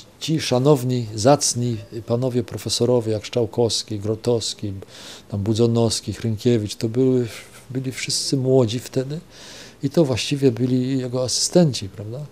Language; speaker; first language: Polish; non-native, local second language; German